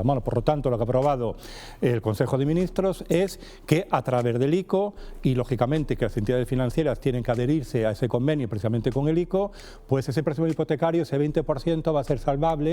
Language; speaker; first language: Spanish; native; Spanish